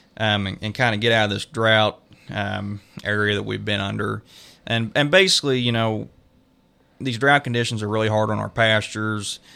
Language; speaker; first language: English; native; English